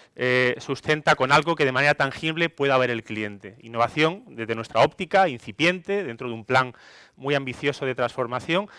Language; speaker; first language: Spanish; non-native, fluent; Greek